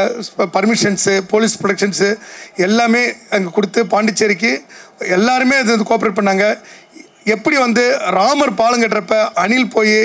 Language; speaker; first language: Tamil; native; Tamil